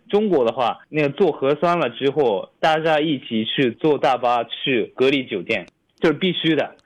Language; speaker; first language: Chinese; non-native, fluent; Japanese